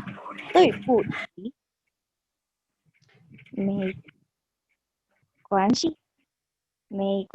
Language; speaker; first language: Chinese; non-native, learner; Indonesian